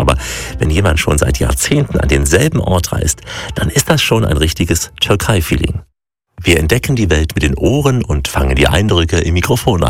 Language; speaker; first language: German; native; German